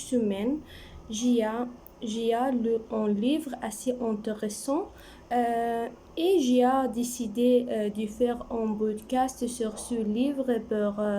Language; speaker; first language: French; non-native, learner; Arabic